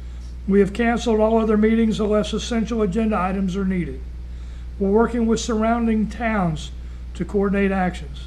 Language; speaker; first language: English; native; English